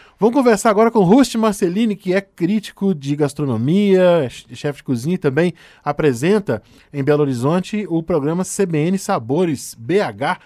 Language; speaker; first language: Portuguese; native; Portuguese